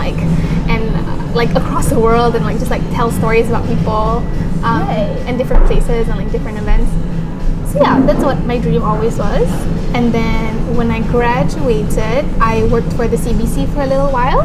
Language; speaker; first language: English; non-native, local second language; Malay